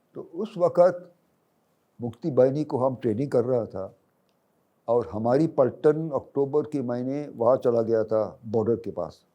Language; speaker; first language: Hindi; non-native, local second language; English